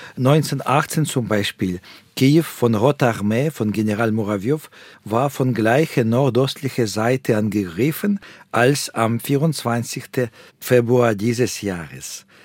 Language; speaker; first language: German; non-native, fluent; Russian